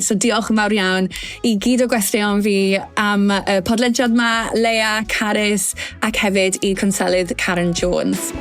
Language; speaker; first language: Welsh; native; Welsh